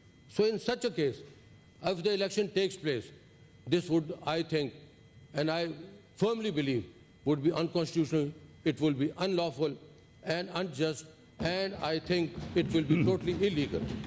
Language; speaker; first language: English; non-native, local second language; Urdu